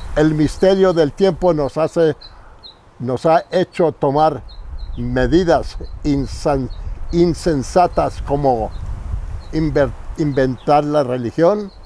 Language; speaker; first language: Spanish; early bilingual, heritage; Spanish